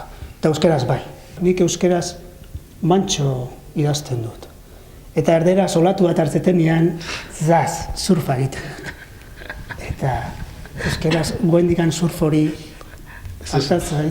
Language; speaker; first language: Basque; non-native, local second language; Spanish